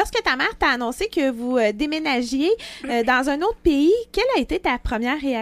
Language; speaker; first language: French; native; French